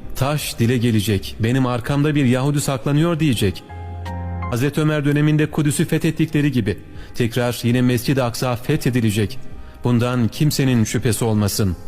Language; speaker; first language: Turkish; native; Turkish